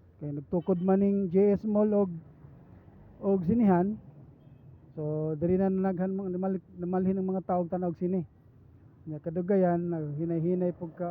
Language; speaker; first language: Cebuano; native; Cebuano